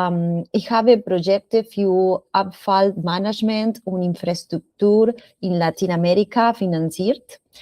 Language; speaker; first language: German; non-native, learner; Spanish